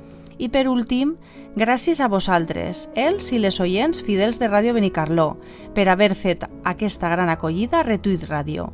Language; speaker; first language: Catalan; native; Catalan